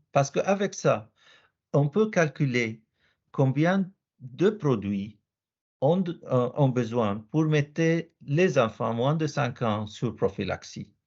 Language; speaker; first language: French; non-native, learner; Arabic